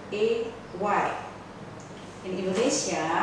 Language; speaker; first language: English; non-native, fluent; Indonesian